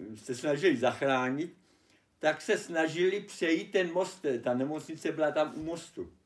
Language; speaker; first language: Czech; early bilingual, other home language; German